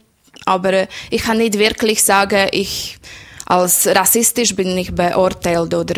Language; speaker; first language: German; non-native, learner; Slovak